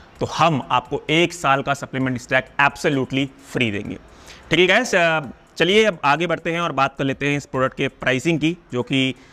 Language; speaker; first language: Hindi; non-native, local second language; Punjabi